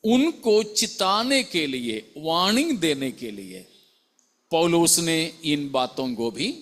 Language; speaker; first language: Hindi; non-native, local second language; Malayalam